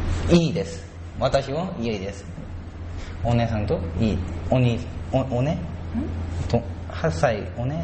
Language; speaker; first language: Japanese; non-native, learner; Korean